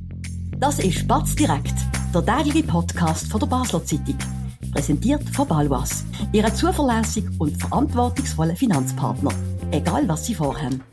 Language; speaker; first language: German; native; German